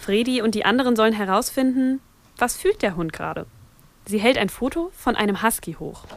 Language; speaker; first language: German; native; German